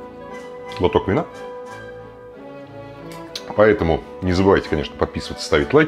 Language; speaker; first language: Russian; native; Russian